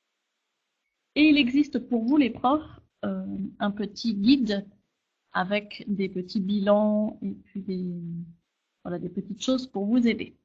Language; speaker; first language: French; native; French